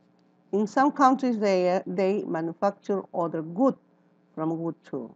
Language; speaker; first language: English; non-native, learner; Spanish